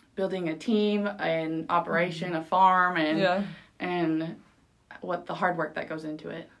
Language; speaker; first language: English; early bilingual, other home language; Spanish